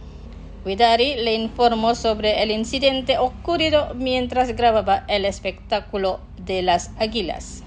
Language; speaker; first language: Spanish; non-native, fluent; Indonesian